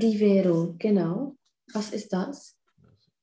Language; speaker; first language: German; non-native, fluent; Czech